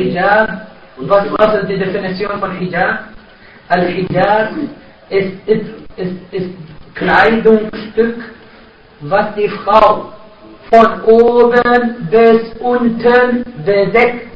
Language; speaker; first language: German; non-native, fluent; Arabic